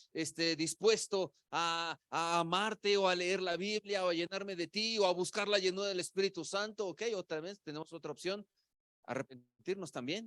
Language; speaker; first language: Spanish; native; Spanish